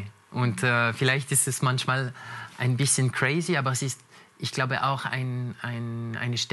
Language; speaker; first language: German; non-native, local second language; French